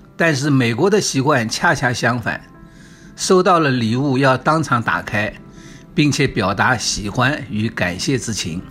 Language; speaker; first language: Chinese; native; Chinese